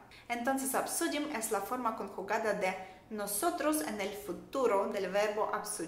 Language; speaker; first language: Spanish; non-native, fluent; Russian